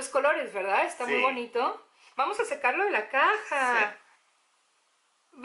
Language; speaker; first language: Spanish; native; Spanish